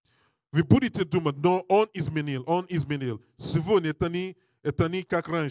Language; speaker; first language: Russian; non-native, learner; English